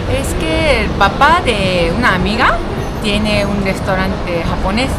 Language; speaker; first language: Spanish; non-native, fluent; Japanese